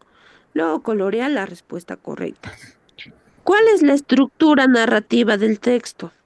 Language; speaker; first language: Spanish; native; Spanish